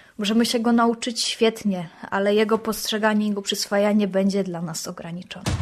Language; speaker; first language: Polish; native; Polish